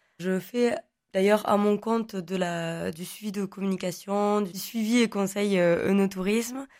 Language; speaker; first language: French; non-native, local second language; Occitan